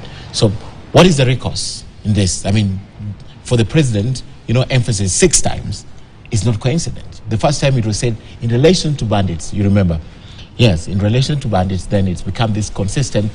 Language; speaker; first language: English; non-native, local second language; Swahili